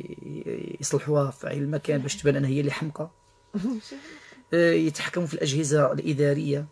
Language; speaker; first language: Arabic; native; Arabic